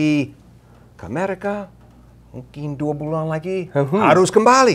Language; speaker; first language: Indonesian; non-native, learner; English